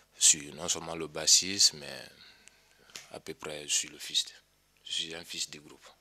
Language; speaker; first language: French; non-native, local second language; Mandingo